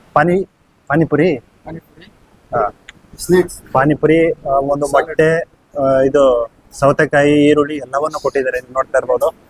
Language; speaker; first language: Kannada; native; Kannada